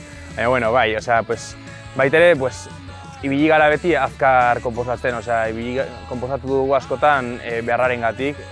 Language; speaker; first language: Basque; native; Basque